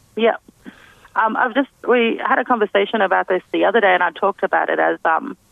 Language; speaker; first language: English; native; English